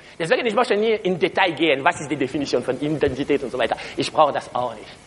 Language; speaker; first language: German; non-native, learner; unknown